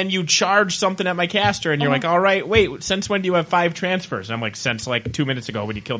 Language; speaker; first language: English; native; English